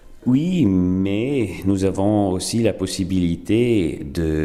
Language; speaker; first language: French; non-native, fluent; Italian